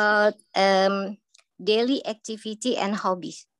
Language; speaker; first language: English; non-native, learner; Indonesian